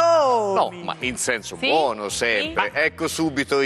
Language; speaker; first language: Italian; native; Italian